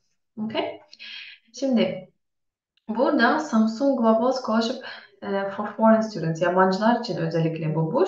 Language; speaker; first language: Turkish; non-native, fluent; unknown